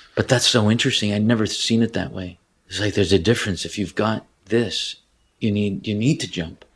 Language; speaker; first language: English; native; English